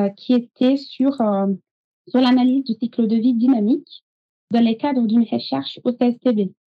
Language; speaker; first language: French; non-native, fluent; Portuguese